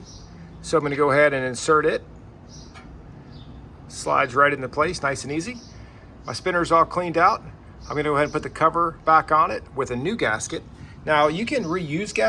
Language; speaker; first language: English; native; English